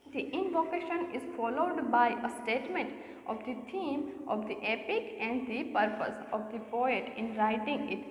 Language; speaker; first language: English; non-native, local second language; Gujarati